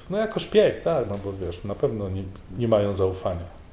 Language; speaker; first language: Polish; native; Polish